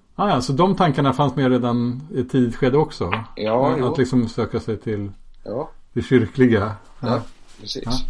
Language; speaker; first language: Swedish; native; Swedish